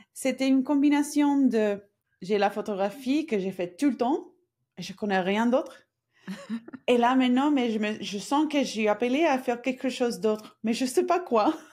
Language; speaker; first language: French; non-native, fluent; Spanish